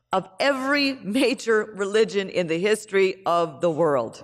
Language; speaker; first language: English; native; English